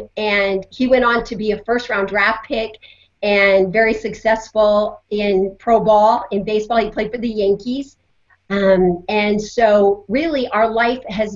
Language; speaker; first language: English; native; English